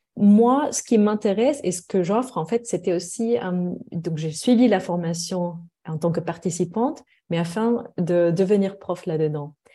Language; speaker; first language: French; non-native, fluent; German